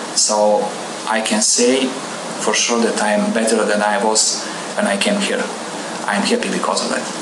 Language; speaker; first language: English; non-native, learner; Serbian